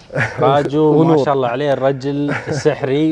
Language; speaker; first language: Arabic; native; Arabic